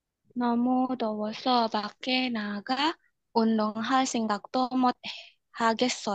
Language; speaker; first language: Korean; non-native, learner; Indonesian